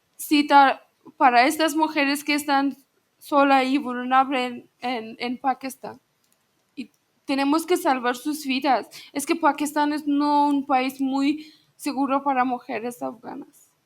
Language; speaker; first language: Spanish; non-native, learner; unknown